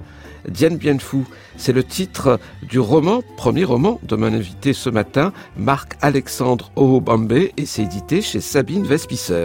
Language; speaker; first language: French; native; French